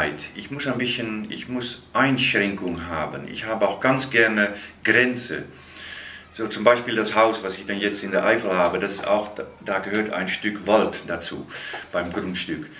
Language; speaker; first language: German; non-native, fluent; Dutch